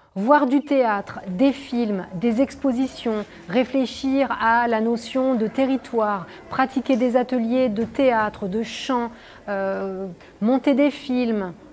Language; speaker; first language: French; native; French